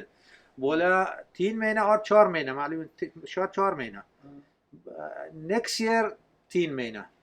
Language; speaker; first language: Hindi; non-native, learner; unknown